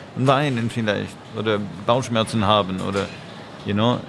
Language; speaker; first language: German; non-native, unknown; French